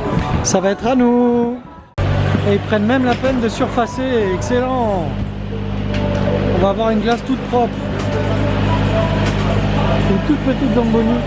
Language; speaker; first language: French; native; French